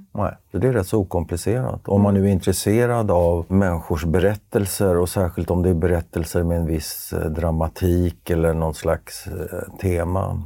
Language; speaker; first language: Swedish; native; Swedish